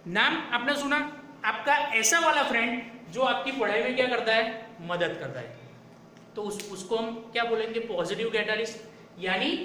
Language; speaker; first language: Hindi; non-native, local second language; Gujarati